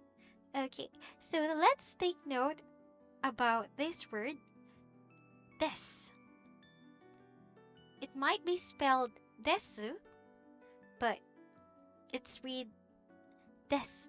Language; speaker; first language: English; non-native, local second language; Filipino